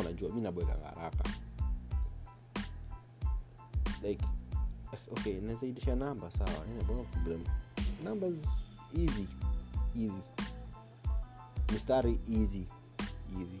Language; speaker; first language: English; non-native, local second language; Swahili